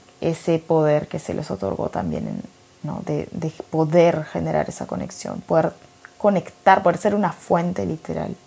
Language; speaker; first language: Spanish; native; Spanish